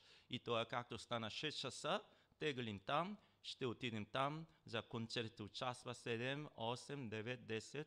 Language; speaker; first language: Bulgarian; non-native, learner; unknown